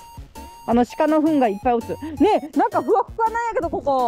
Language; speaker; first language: Japanese; native; Japanese